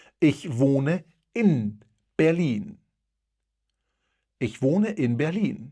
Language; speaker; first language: German; non-native, fluent; Polish